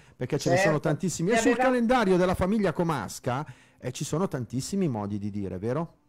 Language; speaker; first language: Italian; native; Italian